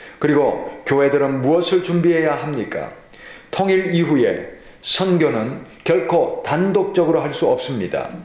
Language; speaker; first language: Korean; native; Korean